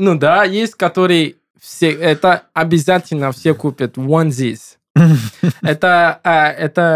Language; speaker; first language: Russian; non-native, learner; English